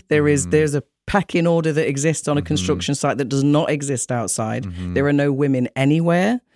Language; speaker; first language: English; native; English